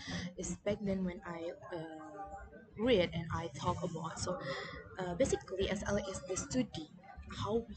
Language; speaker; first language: English; non-native, learner; Indonesian